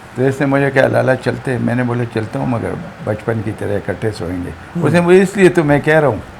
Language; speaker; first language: Urdu; non-native, local second language; Pashto